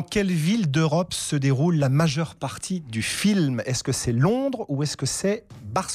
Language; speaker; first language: French; native; French